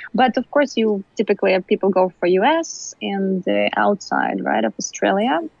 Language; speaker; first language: English; non-native, fluent; Ukrainian